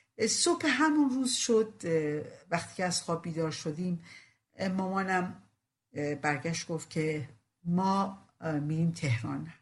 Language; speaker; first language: Persian; non-native, local second language; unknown